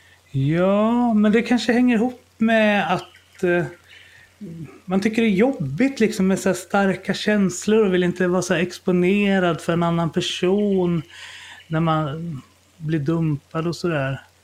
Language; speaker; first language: Swedish; native; Swedish